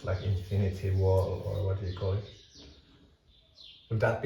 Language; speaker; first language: English; non-native, fluent; Finnish